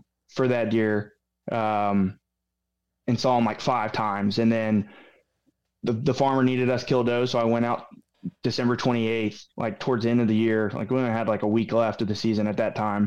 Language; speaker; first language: English; native; English